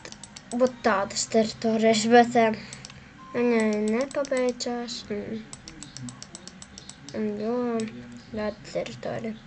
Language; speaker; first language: Latvian; non-native, local second language; Russian